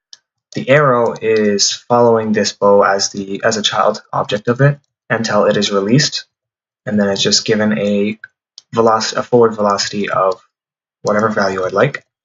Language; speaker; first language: English; native; English